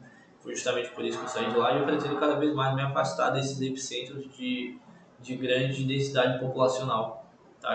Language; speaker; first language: Portuguese; native; Portuguese